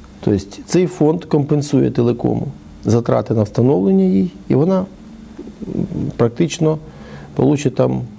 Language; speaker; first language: Ukrainian; native; Ukrainian